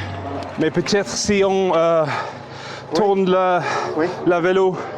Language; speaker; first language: French; non-native, learner; English